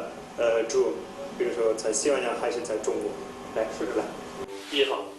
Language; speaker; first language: Chinese; non-native, fluent; Spanish